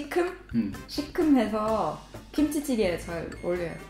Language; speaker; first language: Korean; non-native, fluent; Swedish